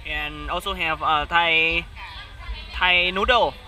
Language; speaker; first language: English; non-native, learner; Thai